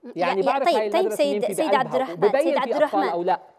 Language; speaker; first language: Arabic; native; Arabic